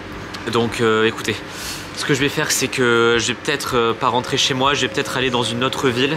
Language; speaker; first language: French; native; French